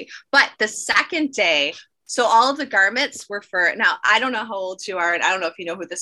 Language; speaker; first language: English; native; English